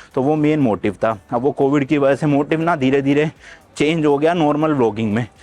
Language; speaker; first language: Hindi; native; Hindi